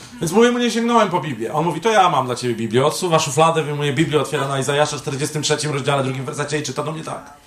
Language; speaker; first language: Polish; native; Polish